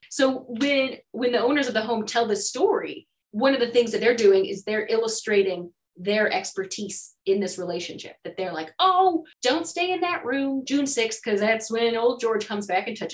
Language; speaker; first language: English; native; English